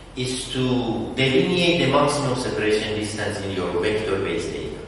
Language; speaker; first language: English; non-native, fluent; Persian